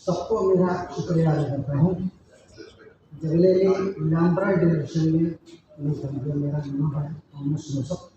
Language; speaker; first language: Hindi; non-native, local second language; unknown